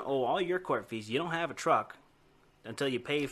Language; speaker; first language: English; native; English